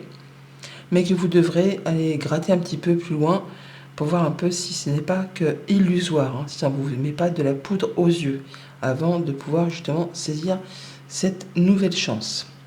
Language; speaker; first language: French; native; French